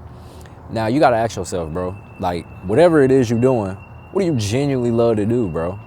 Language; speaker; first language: English; native; English